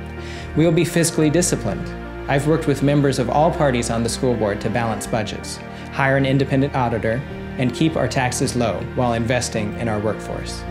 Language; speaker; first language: English; native; English